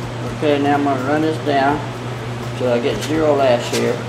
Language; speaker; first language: English; native; English